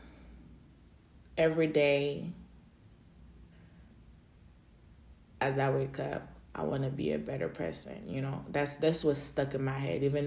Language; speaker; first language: English; early bilingual, other home language; Haitian Creole